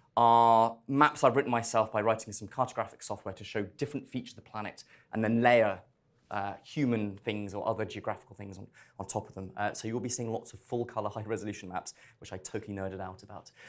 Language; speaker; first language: English; native; English